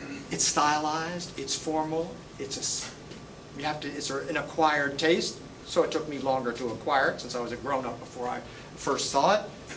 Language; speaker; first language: English; native; English